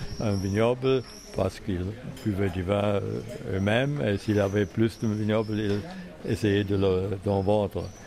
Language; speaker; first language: French; non-native, fluent; German